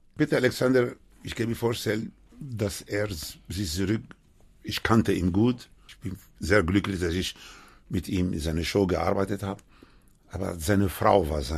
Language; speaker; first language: German; non-native, fluent; Spanish